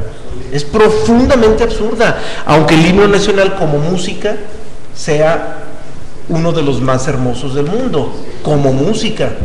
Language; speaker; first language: Spanish; native; Spanish